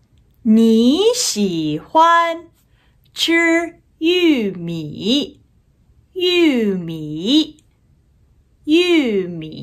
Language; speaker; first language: Chinese; non-native, fluent; English